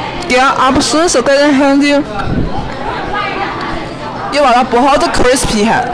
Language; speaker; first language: Hindi; non-native, fluent; Chinese